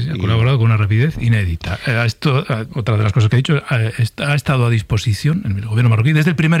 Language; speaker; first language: Spanish; native; Spanish